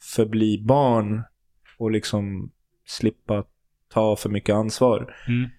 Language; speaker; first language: Swedish; early bilingual, other home language; Turoyo